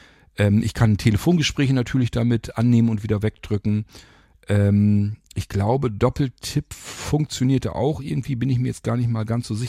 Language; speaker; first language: German; native; German